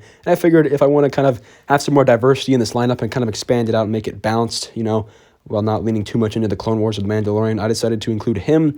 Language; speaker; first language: English; native; English